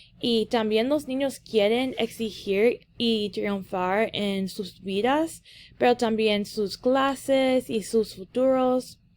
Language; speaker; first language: Spanish; early bilingual, heritage; English